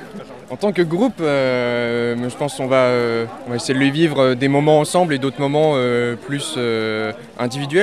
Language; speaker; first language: French; native; French